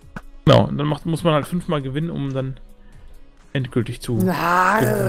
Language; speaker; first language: German; native; German